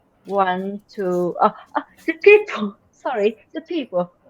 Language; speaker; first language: English; non-native, learner; Vietnamese